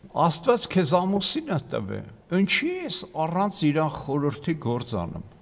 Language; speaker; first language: Armenian; native; Armenian